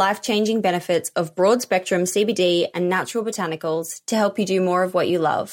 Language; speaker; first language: English; native; English